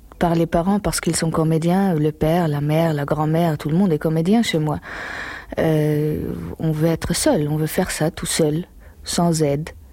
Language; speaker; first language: French; non-native, fluent; German